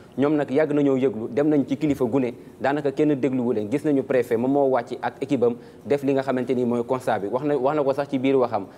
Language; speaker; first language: Wolof; native; Wolof